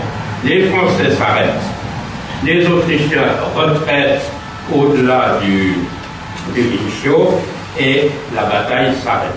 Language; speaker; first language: French; native; French